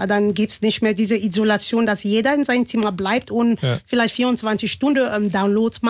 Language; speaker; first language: German; non-native, fluent; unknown